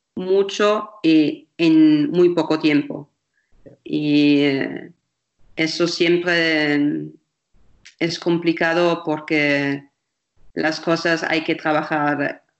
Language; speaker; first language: Spanish; non-native, fluent; German